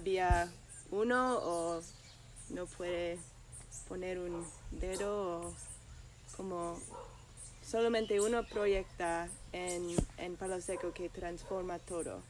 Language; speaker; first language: Spanish; non-native, learner; English